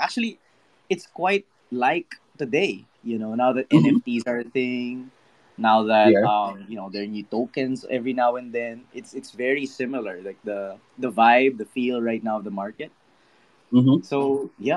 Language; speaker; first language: English; non-native, local second language; Filipino